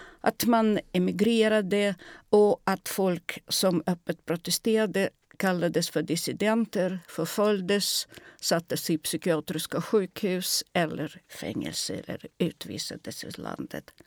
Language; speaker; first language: Swedish; non-native, fluent; Russian